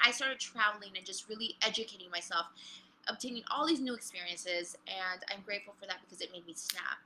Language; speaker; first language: English; early bilingual, other home language; Spanish